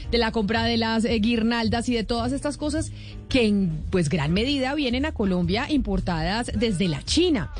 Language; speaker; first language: Spanish; native; Spanish